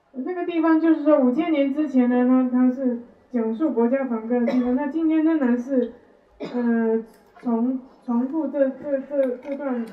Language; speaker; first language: Chinese; native; Chinese